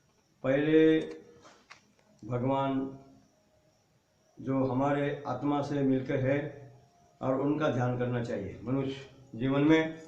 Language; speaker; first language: Hindi; non-native, local second language; Lambadi